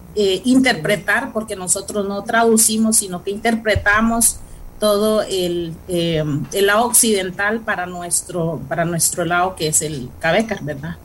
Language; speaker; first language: Spanish; non-native, local second language; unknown